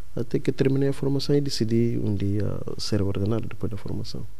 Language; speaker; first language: Portuguese; non-native, local second language; Kongo